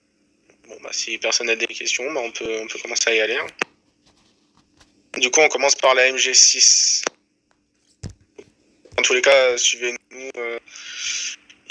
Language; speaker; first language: French; native; French